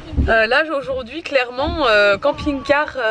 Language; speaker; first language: French; native; French